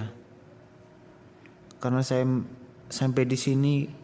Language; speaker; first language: Indonesian; non-native, local second language; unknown